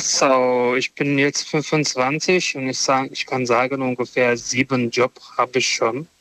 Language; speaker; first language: German; non-native, learner; Romanian